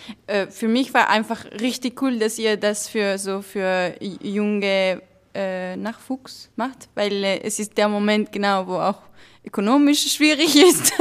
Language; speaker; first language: German; non-native, fluent; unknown